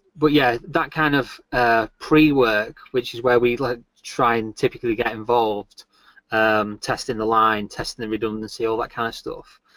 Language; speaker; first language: English; native; English